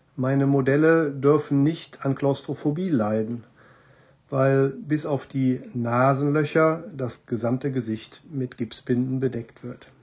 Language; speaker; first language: German; native; German